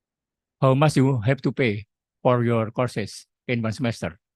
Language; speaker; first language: English; non-native, learner; Indonesian